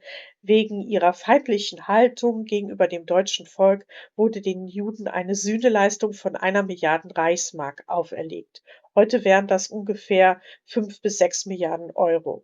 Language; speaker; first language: German; native; German